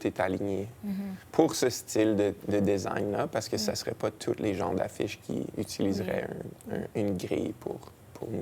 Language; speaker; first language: French; native; French